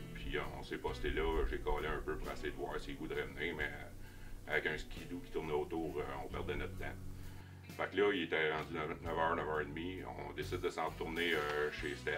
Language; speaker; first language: French; native; French